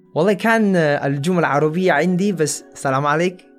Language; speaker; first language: Arabic; non-native, fluent; Chinese